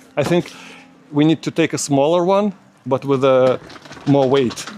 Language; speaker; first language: English; non-native, learner; Lithuanian